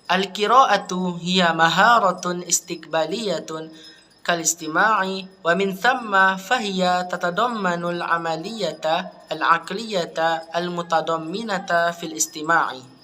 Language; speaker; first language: Arabic; non-native, learner; Indonesian